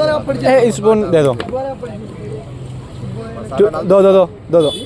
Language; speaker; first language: Hindi; non-native, local second language; Malayalam